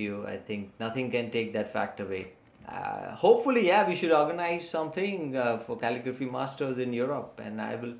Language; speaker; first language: English; native; English